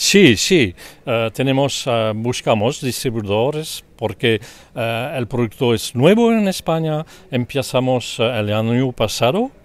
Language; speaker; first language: Spanish; non-native, learner; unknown